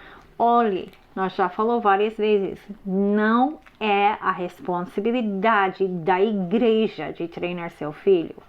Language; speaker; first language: Portuguese; non-native, fluent; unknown